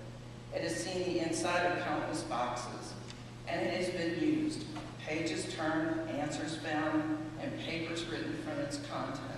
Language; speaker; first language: English; native; English